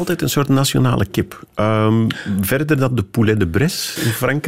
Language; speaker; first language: Dutch; native; Dutch